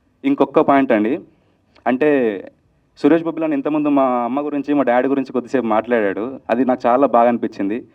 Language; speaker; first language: Telugu; native; Telugu